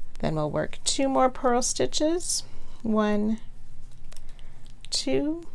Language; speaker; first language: English; native; English